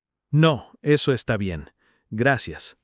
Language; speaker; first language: Spanish; non-native, fluent; English